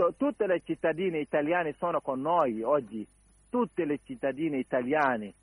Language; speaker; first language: Italian; non-native, learner; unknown